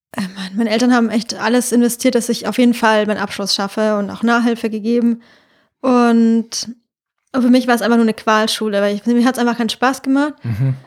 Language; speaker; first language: German; native; German